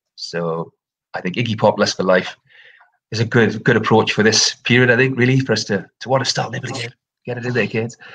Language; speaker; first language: English; native; English